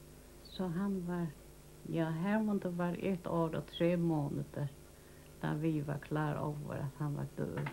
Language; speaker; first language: Danish; non-native, local second language; Faroese